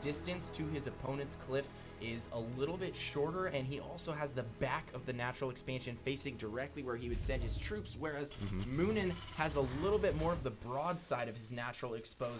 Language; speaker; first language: English; native; English